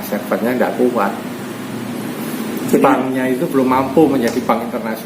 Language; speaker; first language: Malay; non-native, local second language; Javanese